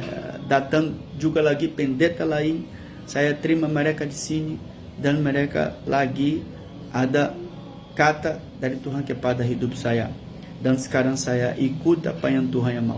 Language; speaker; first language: Indonesian; non-native, fluent; Portuguese